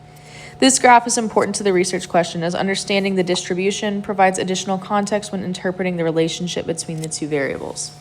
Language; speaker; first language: English; native; English